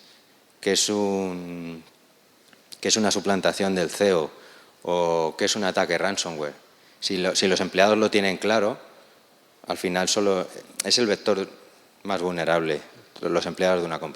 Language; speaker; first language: Spanish; native; Spanish